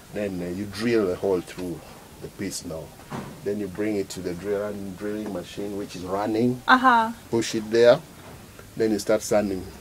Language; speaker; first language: English; non-native, local second language; Acoli